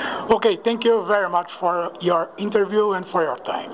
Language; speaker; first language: English; non-native, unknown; Portuguese